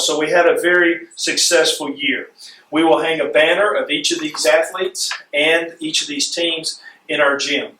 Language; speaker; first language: English; native; English